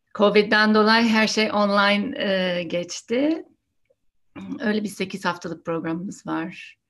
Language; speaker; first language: Turkish; non-native, fluent; English